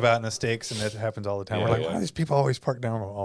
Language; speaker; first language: English; native; English